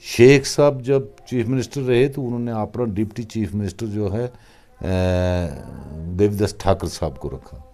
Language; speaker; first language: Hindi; non-native, local second language; Kashmiri